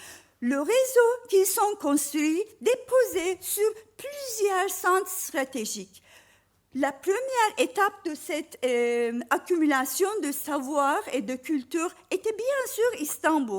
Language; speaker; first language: French; non-native, fluent; Turkish